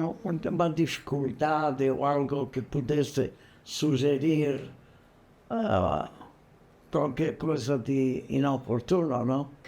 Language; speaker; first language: Portuguese; non-native, fluent; English